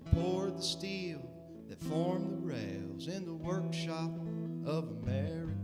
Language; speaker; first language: English; native; English